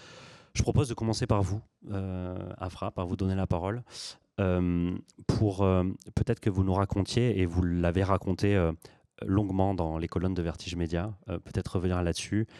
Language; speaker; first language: French; native; French